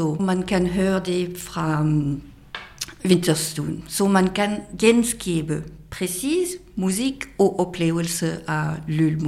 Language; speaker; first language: Danish; non-native, fluent; French